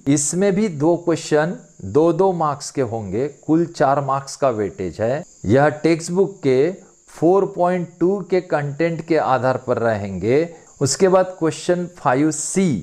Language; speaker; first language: Hindi; non-native, local second language; Marathi